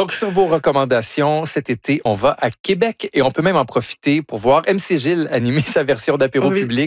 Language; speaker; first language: French; native; French